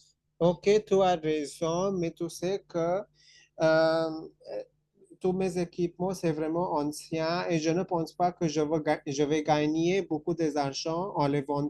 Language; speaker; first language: French; non-native, fluent; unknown